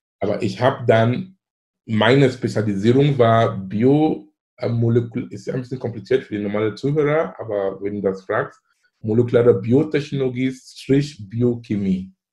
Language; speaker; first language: German; non-native, fluent; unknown